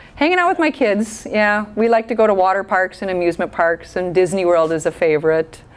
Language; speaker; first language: English; native; English